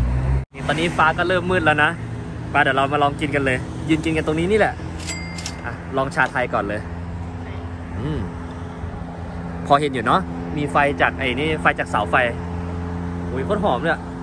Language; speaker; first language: Thai; native; Thai